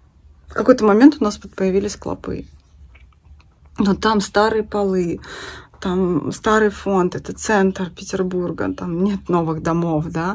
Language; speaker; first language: Russian; native; Russian